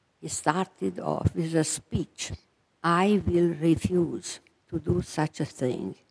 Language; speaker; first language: English; non-native, fluent; Hungarian